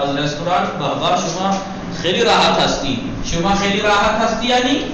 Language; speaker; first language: Persian; non-native, fluent; Urdu